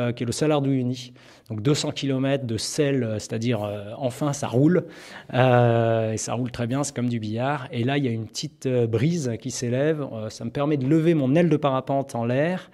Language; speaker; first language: French; native; French